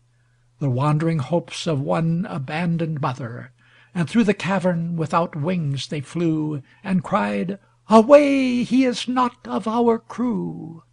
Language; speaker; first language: English; native; English